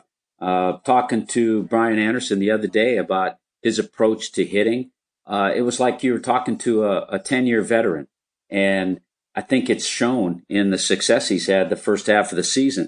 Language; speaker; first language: English; native; English